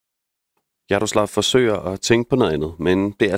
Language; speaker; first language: Danish; native; Danish